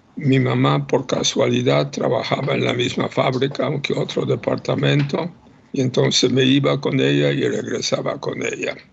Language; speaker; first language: Spanish; non-native, fluent; Polish